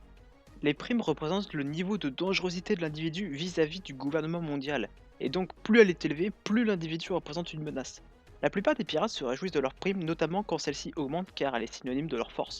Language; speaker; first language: French; native; French